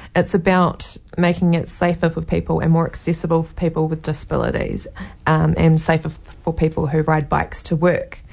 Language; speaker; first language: English; native; English